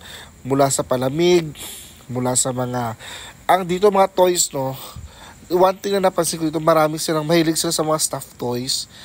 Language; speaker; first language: Filipino; non-native, local second language; Hiligaynon